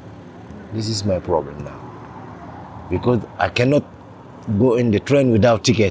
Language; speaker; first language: English; non-native, learner; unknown